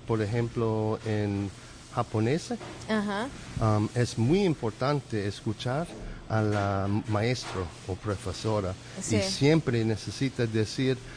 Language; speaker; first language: Spanish; non-native, learner; English